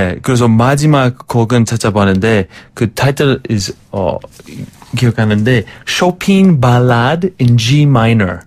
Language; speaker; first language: Korean; non-native, fluent; Greek